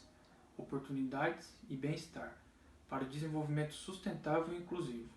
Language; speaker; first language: Portuguese; native; Portuguese